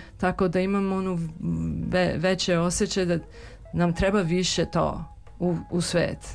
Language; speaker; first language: Serbian; early bilingual, heritage; Serbian